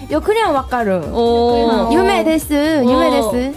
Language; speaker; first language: Japanese; non-native, learner; Korean